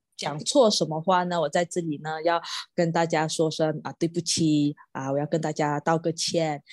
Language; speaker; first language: Chinese; non-native, local second language; Malay